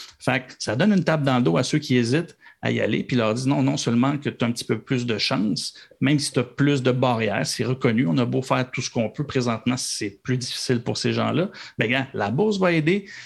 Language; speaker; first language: French; native; French